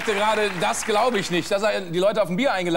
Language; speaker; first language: German; native; German